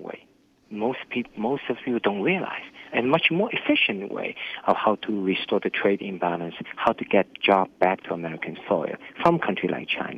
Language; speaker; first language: English; non-native, fluent; Chinese